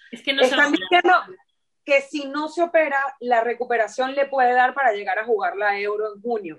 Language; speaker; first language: Spanish; native; Spanish